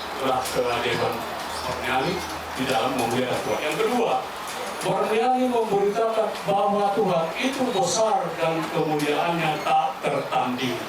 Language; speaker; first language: Indonesian; non-native, local second language; Batak Toba